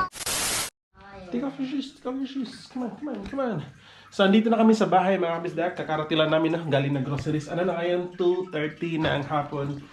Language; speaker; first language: Filipino; non-native, local second language; Cebuano